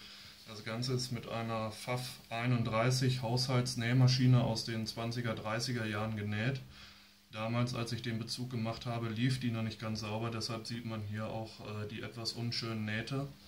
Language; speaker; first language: German; native; German